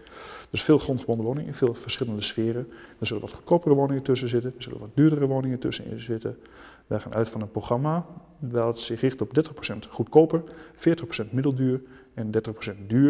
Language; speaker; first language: Dutch; native; Dutch